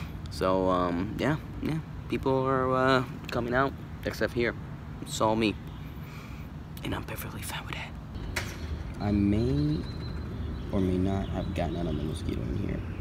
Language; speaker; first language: English; native; English